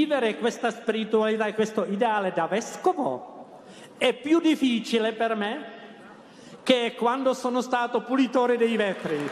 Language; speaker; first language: Italian; non-native, fluent; Czech